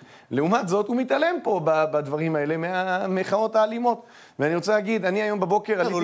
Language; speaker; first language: Hebrew; native; Hebrew